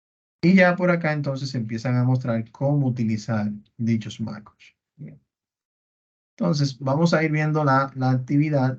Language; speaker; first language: Spanish; native; Spanish